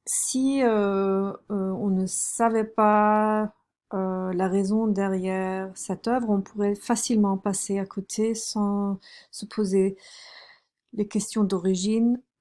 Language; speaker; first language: French; non-native, fluent; German